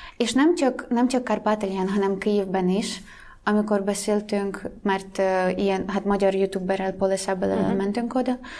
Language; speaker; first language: Hungarian; non-native, fluent; Russian